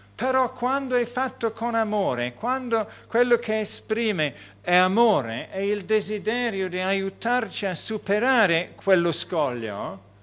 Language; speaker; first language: Italian; non-native, fluent; English